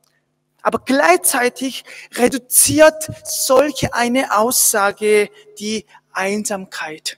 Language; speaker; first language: German; non-native, fluent; Korean